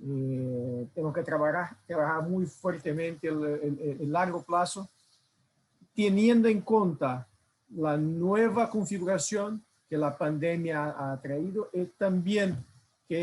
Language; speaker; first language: Spanish; non-native, fluent; Portuguese